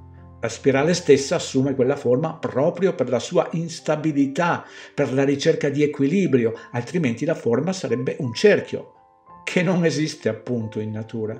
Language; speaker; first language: Italian; native; Italian